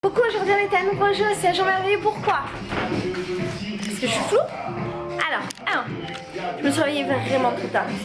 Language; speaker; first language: French; native; French